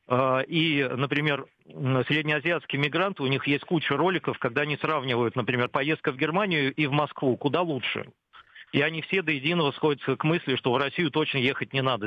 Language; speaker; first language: Russian; native; Russian